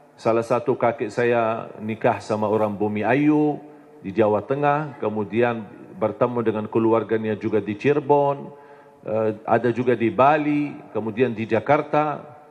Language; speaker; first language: Indonesian; non-native, fluent; Arabic